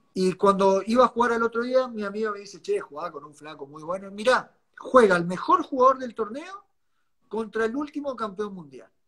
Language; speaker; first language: Spanish; native; Spanish